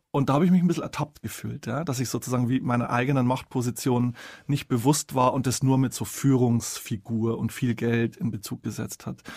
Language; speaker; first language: German; native; German